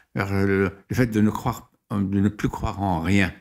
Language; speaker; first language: French; non-native, local second language; Arabic